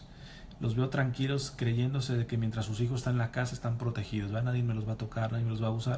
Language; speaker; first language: Spanish; native; Spanish